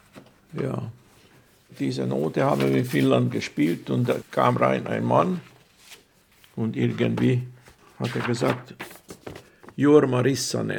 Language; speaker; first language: German; non-native, fluent; Hungarian